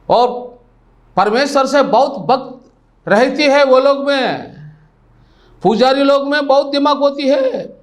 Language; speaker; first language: Hindi; non-native, local second language; Telugu